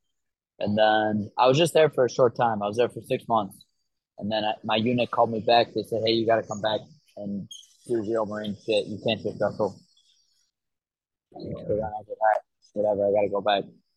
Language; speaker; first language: English; native; English